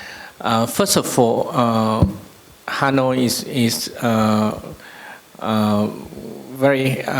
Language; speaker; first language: English; non-native, learner; Vietnamese